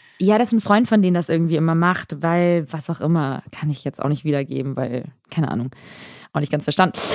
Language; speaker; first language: German; early bilingual, other home language; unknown